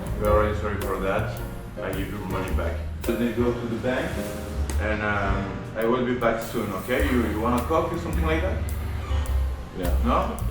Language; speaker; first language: English; non-native, learner; Spanish